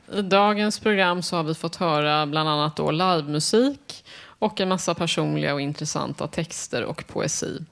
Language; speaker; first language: Swedish; native; Swedish